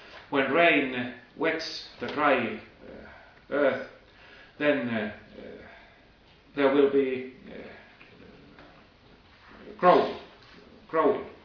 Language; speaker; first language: English; non-native, fluent; Finnish